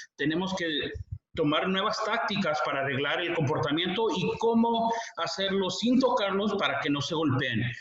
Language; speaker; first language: Spanish; early bilingual, heritage; Spanish